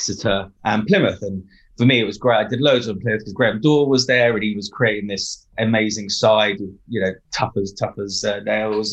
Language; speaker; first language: English; native; English